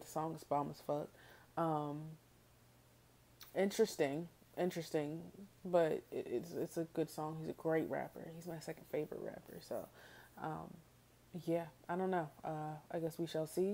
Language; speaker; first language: English; native; English